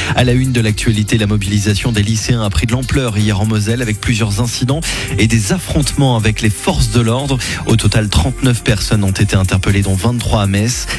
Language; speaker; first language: French; native; French